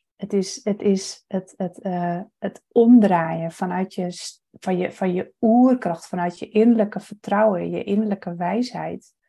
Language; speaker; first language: Dutch; native; Dutch